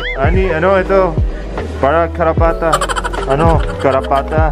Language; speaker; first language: Filipino; non-native, learner; Arabic